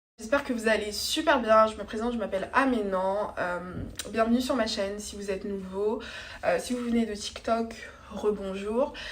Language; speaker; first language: French; native; French